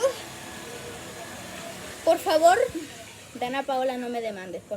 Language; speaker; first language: Spanish; native; Spanish